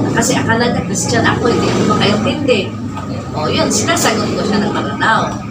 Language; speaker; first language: Filipino; non-native, local second language; Iloko